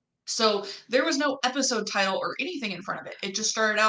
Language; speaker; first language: English; native; English